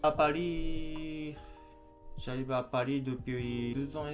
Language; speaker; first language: French; non-native, learner; Japanese